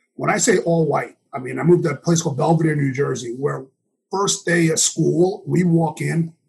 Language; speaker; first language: English; native; English